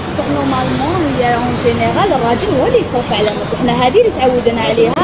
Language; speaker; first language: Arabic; native; Arabic